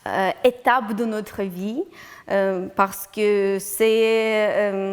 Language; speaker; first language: French; non-native, learner; Ukrainian